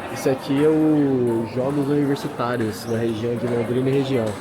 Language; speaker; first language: Portuguese; native; Portuguese